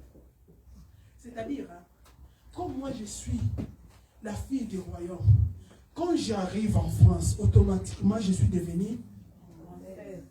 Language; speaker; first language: French; non-native, local second language; Lingala